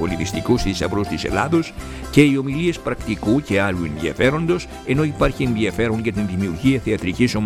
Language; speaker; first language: Greek; native; Greek